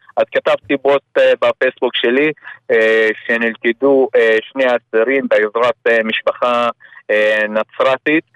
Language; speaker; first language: Hebrew; non-native, local second language; Arabic